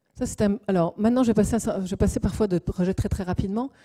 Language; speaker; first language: French; native; French